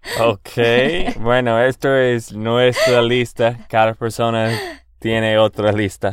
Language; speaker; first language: Spanish; non-native, fluent; English